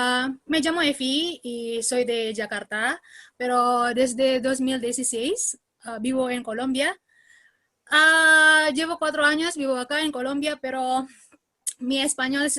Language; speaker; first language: Spanish; non-native, learner; Indonesian